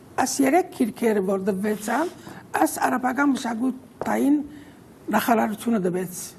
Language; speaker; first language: Armenian; early bilingual, heritage; Armenian